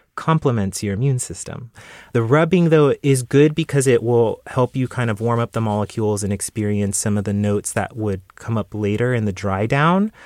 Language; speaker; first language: English; native; English